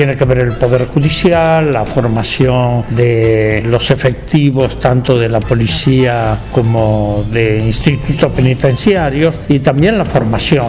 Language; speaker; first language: Spanish; native; Spanish